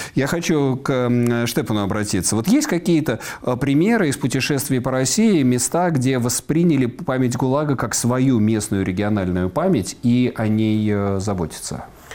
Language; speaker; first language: Russian; native; Russian